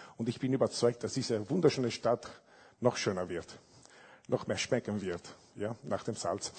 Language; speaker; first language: German; non-native, fluent; Italian